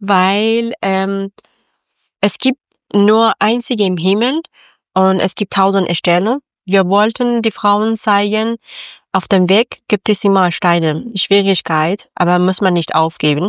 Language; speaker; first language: German; non-native, learner; Persian